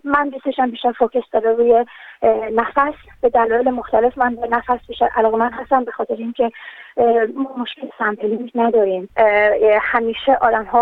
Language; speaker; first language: Persian; native; Persian